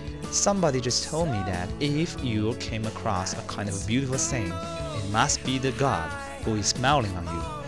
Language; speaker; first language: English; non-native, fluent; Chinese